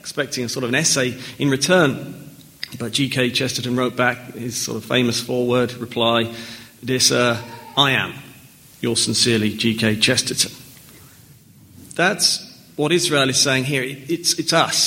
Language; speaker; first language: English; native; English